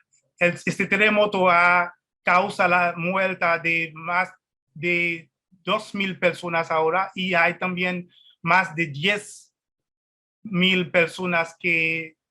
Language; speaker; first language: Spanish; non-native, fluent; Haitian Creole